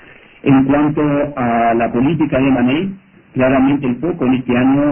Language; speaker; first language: Spanish; native; Spanish